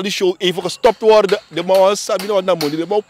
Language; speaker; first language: Dutch; native; Dutch